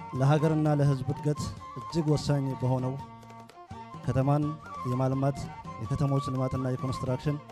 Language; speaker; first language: Amharic; non-native, local second language; Oromo